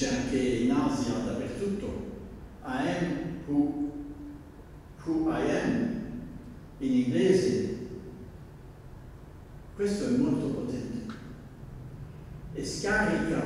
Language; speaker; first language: Italian; non-native, fluent; Dutch